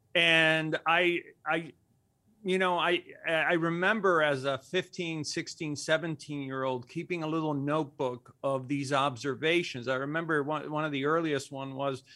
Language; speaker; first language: English; early bilingual, other home language; Spanish